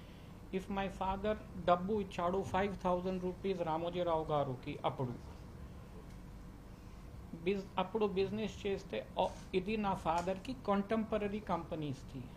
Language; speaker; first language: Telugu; early bilingual, heritage; Telugu